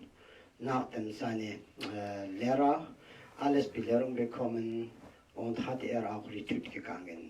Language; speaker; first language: German; non-native, learner; Tibetan